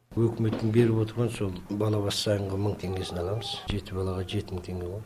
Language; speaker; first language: Kazakh; early bilingual, heritage; Kazakh